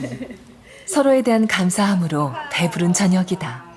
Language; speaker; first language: Korean; native; Korean